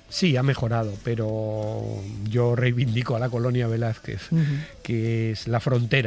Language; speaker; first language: Spanish; native; Spanish